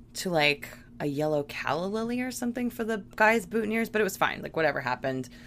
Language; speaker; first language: English; native; English